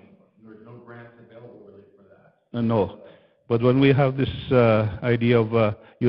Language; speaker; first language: English; native; English